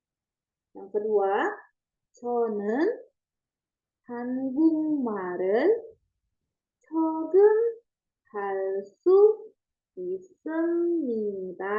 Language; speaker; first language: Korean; non-native, learner; Indonesian